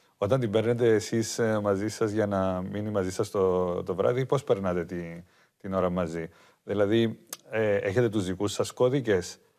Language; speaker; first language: Greek; native; Greek